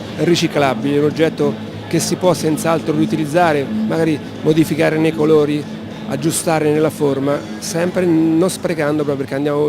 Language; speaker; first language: Italian; native; Italian